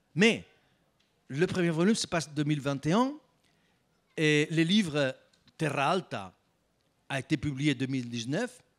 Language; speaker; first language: French; non-native, fluent; Spanish